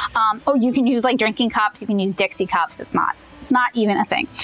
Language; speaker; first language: English; native; English